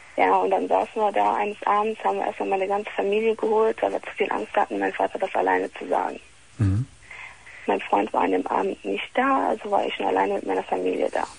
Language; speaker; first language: German; early bilingual, other home language; Italian